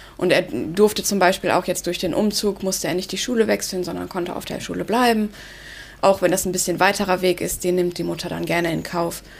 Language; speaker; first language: German; early bilingual, other home language; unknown